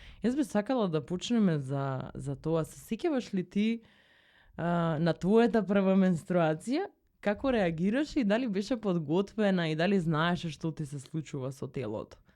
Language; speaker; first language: Macedonian; native; Macedonian